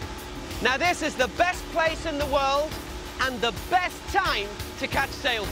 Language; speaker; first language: English; native; English